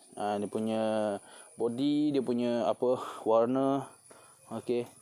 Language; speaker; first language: Malay; native; Malay